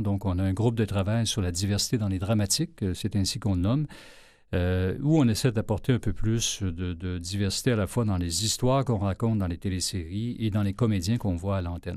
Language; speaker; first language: French; native; French